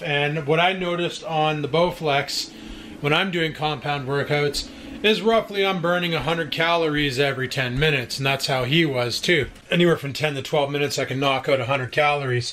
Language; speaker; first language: English; native; English